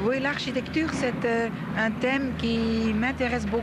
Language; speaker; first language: French; non-native, fluent; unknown